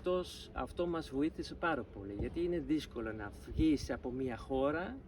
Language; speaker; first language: Greek; non-native, fluent; Dutch